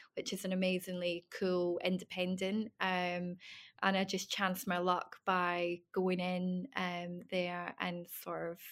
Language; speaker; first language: English; native; English